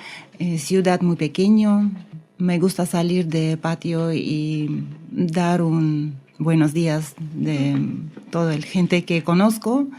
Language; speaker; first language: Spanish; non-native, learner; Russian